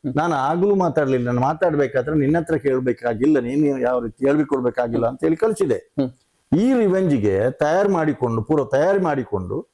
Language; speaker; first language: Kannada; non-native, local second language; Tulu